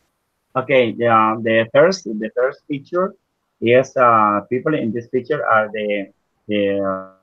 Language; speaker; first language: English; non-native, learner; Spanish